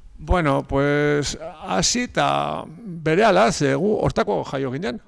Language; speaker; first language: Basque; native; Basque